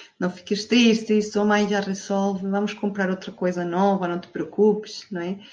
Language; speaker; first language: Portuguese; non-native, fluent; Spanish